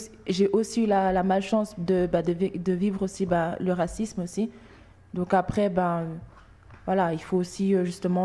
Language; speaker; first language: French; early bilingual, other home language; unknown